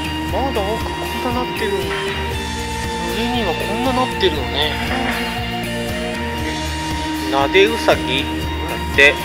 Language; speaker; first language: Japanese; native; Japanese